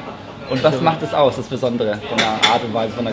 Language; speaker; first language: German; native; German